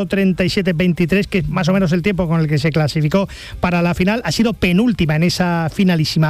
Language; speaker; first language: Spanish; native; Spanish